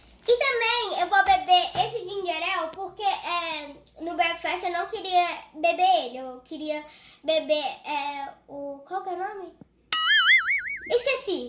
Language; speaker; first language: Portuguese; early bilingual, heritage; Portuguese